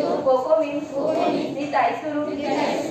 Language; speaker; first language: Japanese; non-native, learner; Marathi